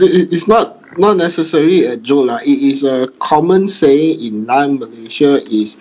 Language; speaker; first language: English; non-native, local second language; Min Nan Chinese